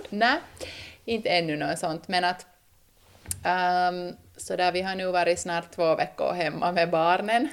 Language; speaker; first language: Swedish; native; Swedish